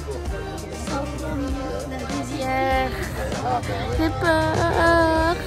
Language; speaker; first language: French; native; French